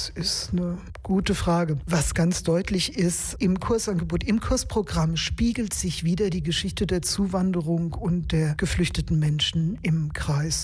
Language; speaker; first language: German; native; German